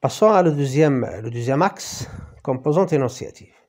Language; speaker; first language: French; non-native, local second language; Arabic